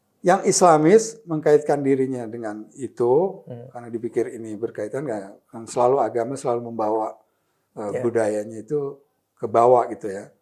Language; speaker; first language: Indonesian; native; Indonesian